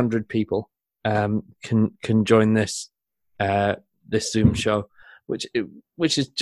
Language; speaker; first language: English; native; English